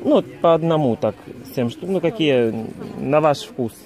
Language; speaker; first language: Russian; native; Russian